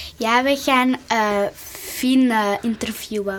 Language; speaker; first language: Dutch; early bilingual, other home language; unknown